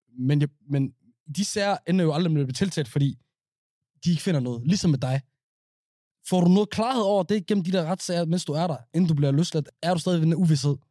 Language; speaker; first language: Danish; early bilingual, other home language; Somali